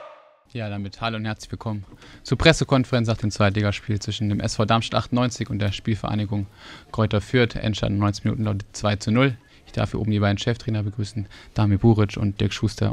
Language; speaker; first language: German; native; German